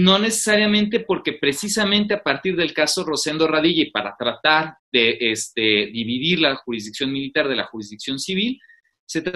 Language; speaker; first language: Spanish; native; Spanish